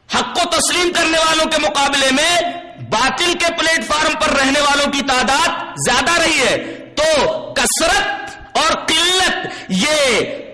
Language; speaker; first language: Urdu; native; Urdu